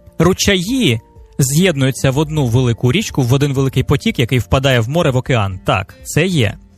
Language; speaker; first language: Ukrainian; native; Ukrainian